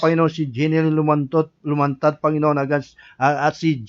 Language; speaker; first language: Filipino; native; Filipino